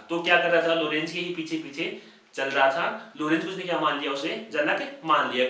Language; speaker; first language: Hindi; native; Hindi